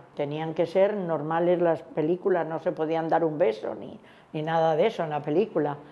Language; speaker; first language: Spanish; native; Spanish